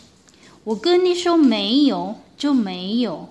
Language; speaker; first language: Chinese; non-native, learner; Filipino